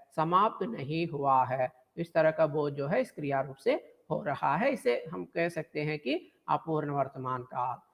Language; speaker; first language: Hindi; non-native, local second language; Telugu